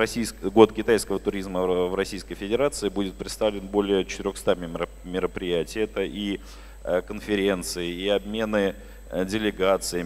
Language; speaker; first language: Russian; native; Russian